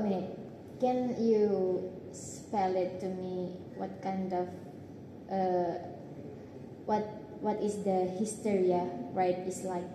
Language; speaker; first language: English; non-native, learner; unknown